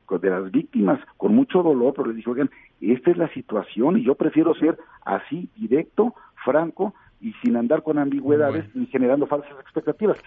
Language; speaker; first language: Spanish; native; Spanish